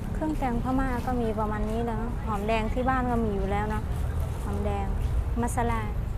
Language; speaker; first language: Thai; non-native, fluent; Mon